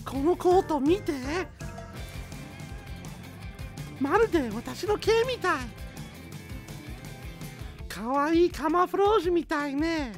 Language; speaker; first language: Japanese; non-native, fluent; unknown